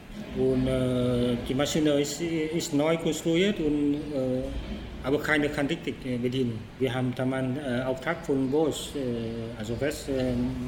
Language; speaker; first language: German; non-native, learner; Vietnamese